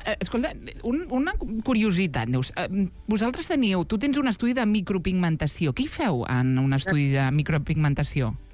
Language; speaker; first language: Catalan; native; Catalan